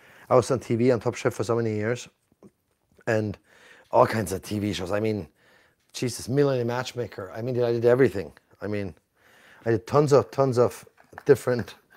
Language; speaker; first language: English; non-native, fluent; German